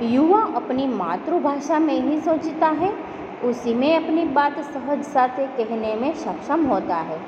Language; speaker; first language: Hindi; non-native, local second language; Gujarati